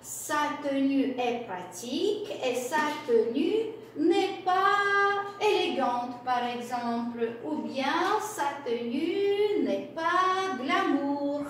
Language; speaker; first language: French; non-native, fluent; Russian